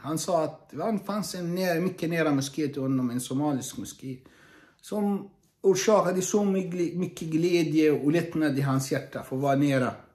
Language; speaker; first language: Swedish; non-native, fluent; Arabic